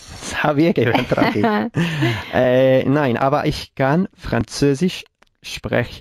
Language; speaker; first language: German; non-native, learner; Spanish